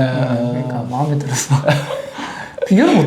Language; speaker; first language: Korean; native; Korean